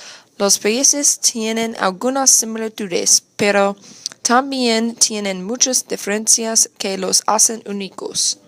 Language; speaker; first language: Spanish; non-native, learner; English